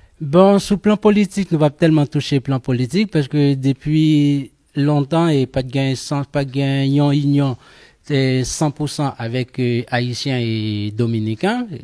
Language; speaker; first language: Haitian Creole; non-native, fluent; Spanish